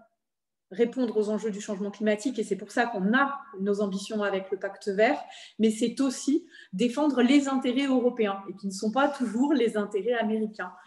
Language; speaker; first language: French; native; French